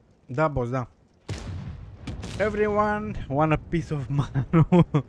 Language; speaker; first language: English; non-native, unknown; Romanian